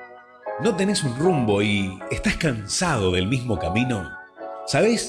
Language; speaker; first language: Spanish; native; Spanish